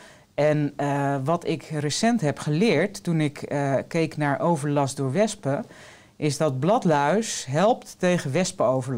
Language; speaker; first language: Dutch; native; Dutch